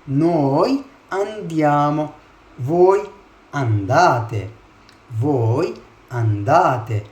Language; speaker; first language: Italian; non-native, fluent; Arabic